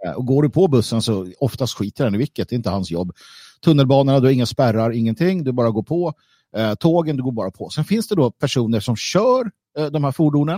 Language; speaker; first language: Swedish; native; Swedish